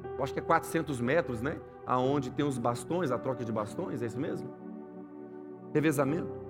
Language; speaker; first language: Portuguese; native; Portuguese